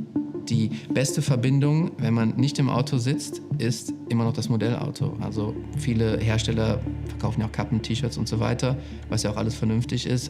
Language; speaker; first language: German; native; German